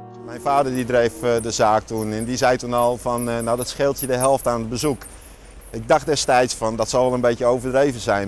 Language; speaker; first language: Dutch; native; Dutch